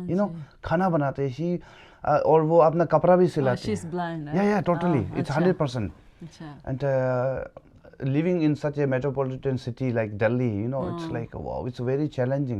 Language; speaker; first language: Hindi; non-native, local second language; Tibetan